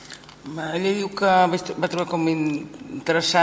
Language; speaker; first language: French; non-native, learner; Catalan